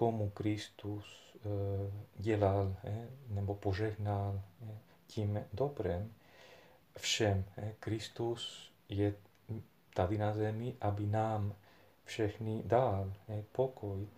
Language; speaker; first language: Czech; non-native, fluent; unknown